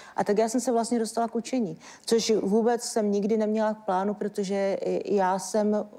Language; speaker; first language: Czech; native; Czech